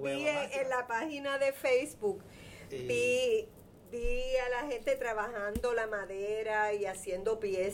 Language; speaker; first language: Spanish; native; Spanish